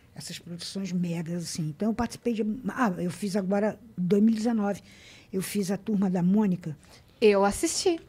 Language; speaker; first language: Portuguese; native; Portuguese